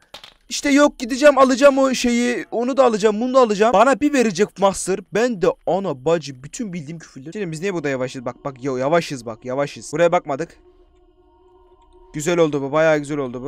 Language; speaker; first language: Turkish; native; Turkish